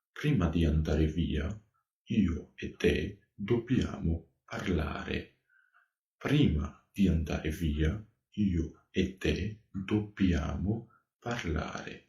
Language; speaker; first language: Italian; non-native, fluent; Georgian